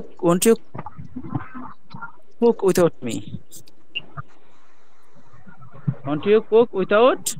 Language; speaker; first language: English; non-native, fluent; Bangla